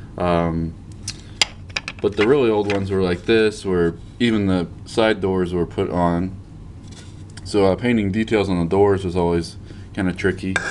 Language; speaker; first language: English; native; English